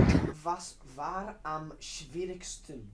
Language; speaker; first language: German; non-native, learner; English